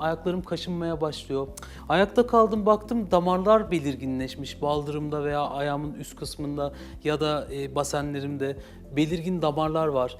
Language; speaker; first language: Turkish; native; Turkish